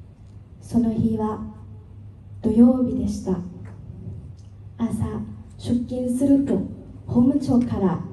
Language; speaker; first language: Japanese; non-native, fluent; Vietnamese